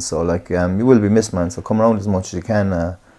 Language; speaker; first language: English; native; English